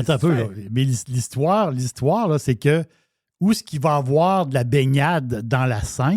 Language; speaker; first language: French; native; French